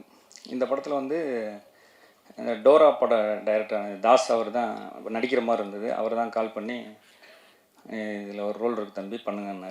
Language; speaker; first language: Tamil; native; Tamil